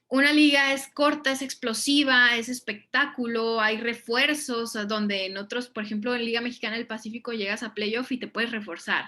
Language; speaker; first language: Spanish; native; Spanish